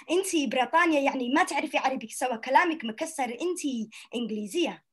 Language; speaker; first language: Arabic; early bilingual, heritage; Arabic